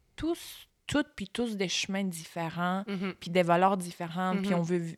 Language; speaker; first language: French; early bilingual, other home language; Bulgarian